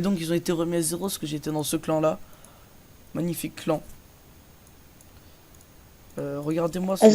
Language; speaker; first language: French; native; French